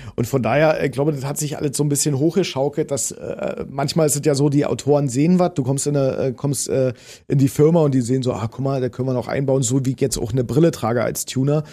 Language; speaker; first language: German; native; German